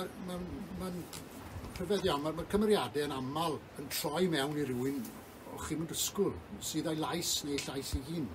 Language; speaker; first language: Welsh; native; Welsh